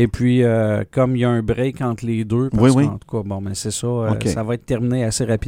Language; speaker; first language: French; native; French